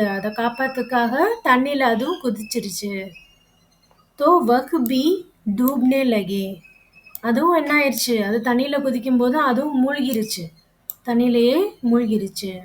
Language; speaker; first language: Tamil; native; Tamil